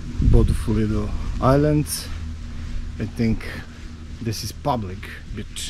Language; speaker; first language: English; non-native, learner; Serbian